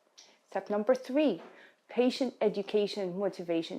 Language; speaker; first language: English; non-native, fluent; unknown